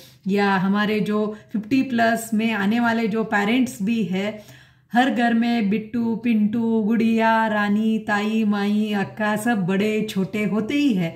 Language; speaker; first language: Hindi; non-native, local second language; Marathi